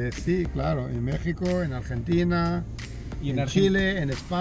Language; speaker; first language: Spanish; non-native, learner; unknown